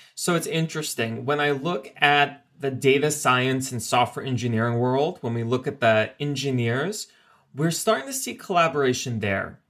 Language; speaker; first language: English; native; English